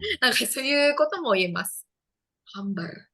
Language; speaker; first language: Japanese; non-native, fluent; Indonesian